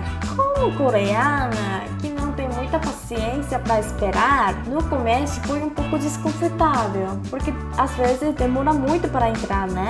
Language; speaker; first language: Portuguese; non-native, fluent; Korean